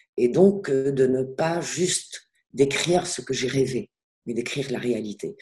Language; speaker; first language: French; non-native, local second language; Arabic